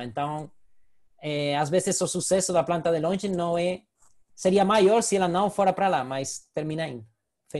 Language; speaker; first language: Portuguese; non-native, fluent; Spanish